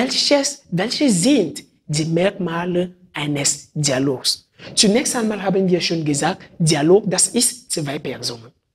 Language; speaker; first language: German; non-native, fluent; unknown